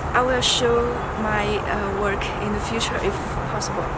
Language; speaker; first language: English; non-native, fluent; Chinese